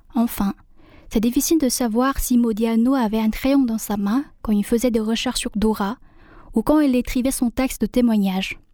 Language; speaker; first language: French; non-native, fluent; Vietnamese